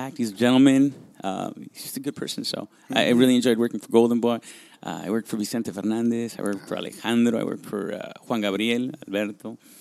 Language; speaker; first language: English; early bilingual, other home language; Spanish